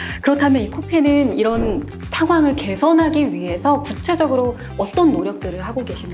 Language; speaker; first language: Korean; native; Korean